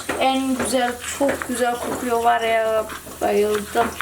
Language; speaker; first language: Turkish; non-native, learner; Indonesian